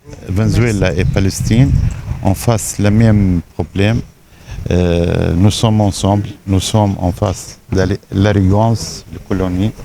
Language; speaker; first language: French; non-native, learner; Arabic